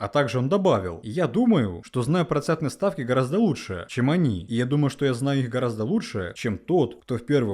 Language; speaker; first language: Russian; native; Russian